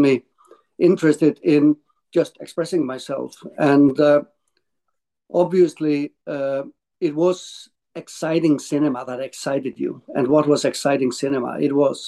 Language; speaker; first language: English; non-native, fluent; Icelandic